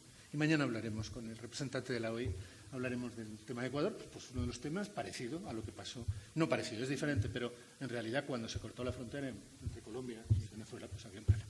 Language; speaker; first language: Spanish; native; Spanish